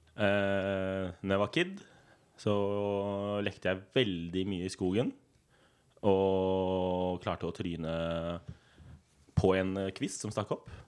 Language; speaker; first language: Norwegian; native; Norwegian